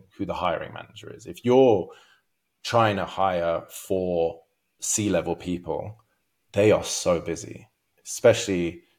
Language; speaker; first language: English; native; English